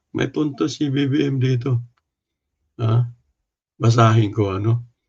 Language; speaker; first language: Filipino; non-native, local second language; Cebuano